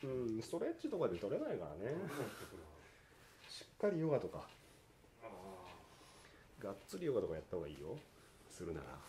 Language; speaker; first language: Japanese; native; Japanese